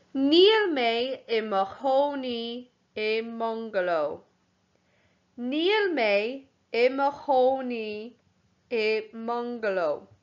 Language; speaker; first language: Irish; non-native, local second language; English